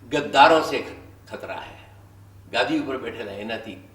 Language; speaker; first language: Hindi; non-native, local second language; Gujarati